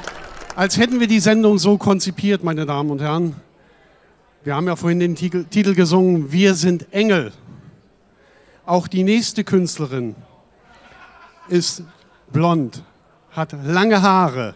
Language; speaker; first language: German; native; German